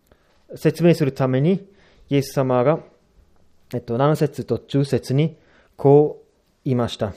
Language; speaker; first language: Japanese; non-native, fluent; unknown